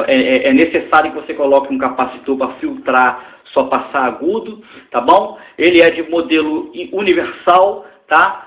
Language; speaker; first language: Portuguese; native; Portuguese